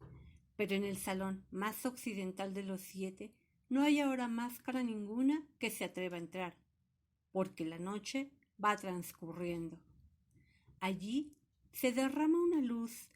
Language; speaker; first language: Spanish; native; Spanish